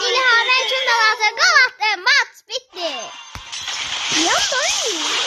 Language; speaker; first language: Turkish; non-native, learner; Azerbaijani